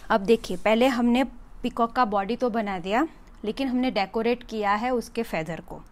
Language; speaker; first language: Hindi; non-native, local second language; Gujarati